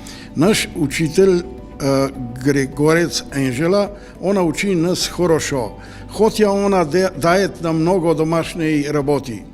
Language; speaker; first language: Russian; non-native, learner; Slovenian